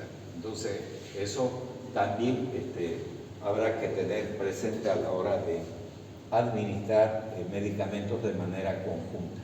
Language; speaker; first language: Spanish; native; Spanish